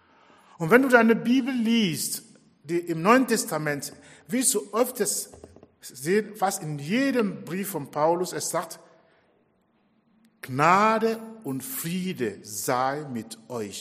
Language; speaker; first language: German; non-native, fluent; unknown